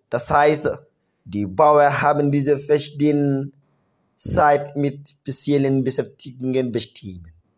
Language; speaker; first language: German; non-native, learner; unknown